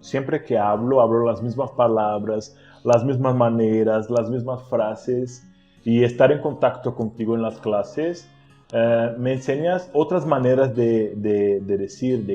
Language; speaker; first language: Spanish; non-native, fluent; Portuguese